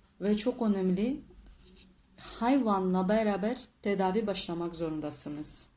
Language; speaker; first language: Turkish; non-native, learner; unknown